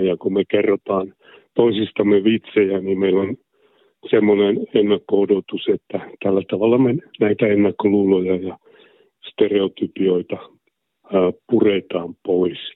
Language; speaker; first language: Finnish; native; Finnish